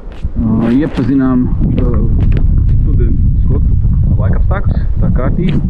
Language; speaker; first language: Latvian; native; Latvian